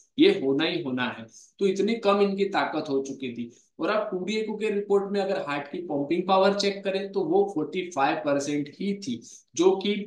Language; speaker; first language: Hindi; non-native, local second language; Marathi